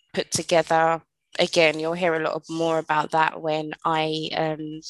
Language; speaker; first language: English; native; English